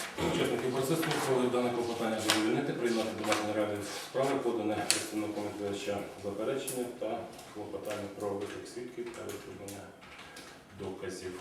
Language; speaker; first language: Ukrainian; native; Ukrainian